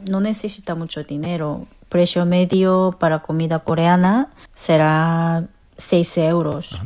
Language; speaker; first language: Spanish; non-native, fluent; Korean